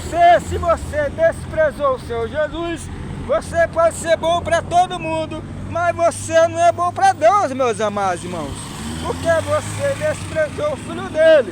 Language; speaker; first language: Portuguese; native; Portuguese